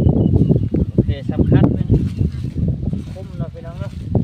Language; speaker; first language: Thai; non-native, local second language; Lao